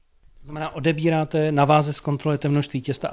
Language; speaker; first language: Czech; native; Czech